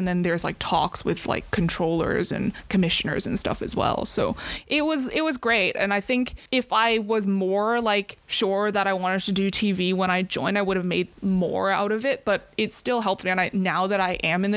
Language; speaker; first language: English; non-native, local second language; Cantonese